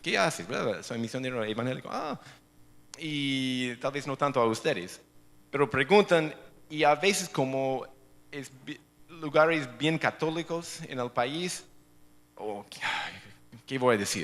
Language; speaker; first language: Spanish; non-native, fluent; English